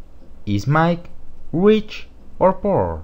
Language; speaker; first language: English; non-native, fluent; Spanish